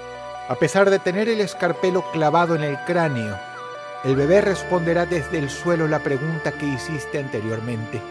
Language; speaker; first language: Spanish; native; Spanish